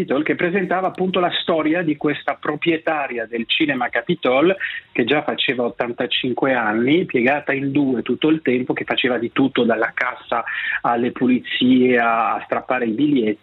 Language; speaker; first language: Italian; non-native, local second language; French